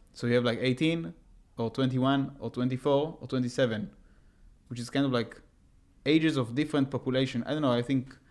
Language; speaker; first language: English; non-native, fluent; Hebrew